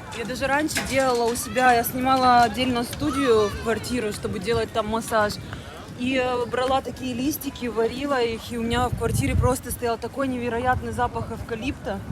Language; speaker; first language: Russian; native; Russian